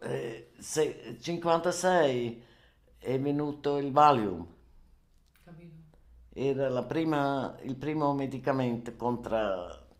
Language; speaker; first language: Italian; non-native, learner; German